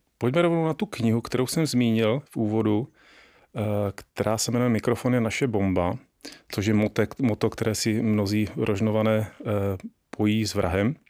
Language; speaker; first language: Czech; native; Czech